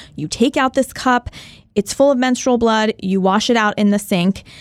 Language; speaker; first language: English; early bilingual, other home language; Hindi